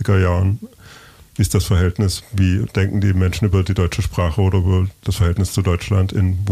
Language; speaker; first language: German; native; German